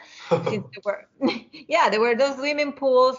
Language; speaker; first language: English; non-native, fluent; Italian